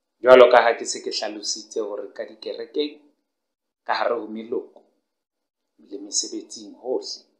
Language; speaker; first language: Northern Sotho; non-native, local second language; Southern Sotho